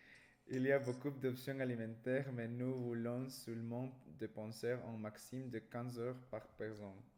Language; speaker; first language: French; non-native, learner; Spanish